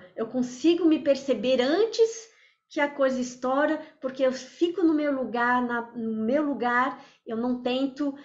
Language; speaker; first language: Portuguese; early bilingual, other home language; French